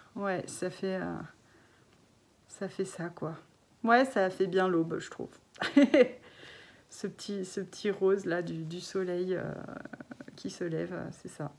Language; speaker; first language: French; native; French